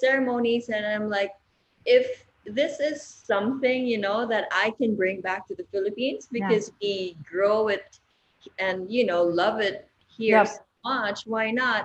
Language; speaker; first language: English; non-native, local second language; Cebuano